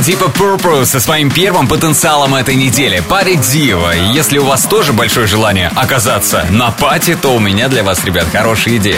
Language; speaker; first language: Russian; native; Russian